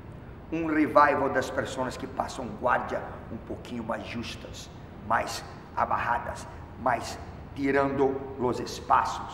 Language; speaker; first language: Spanish; non-native, fluent; Portuguese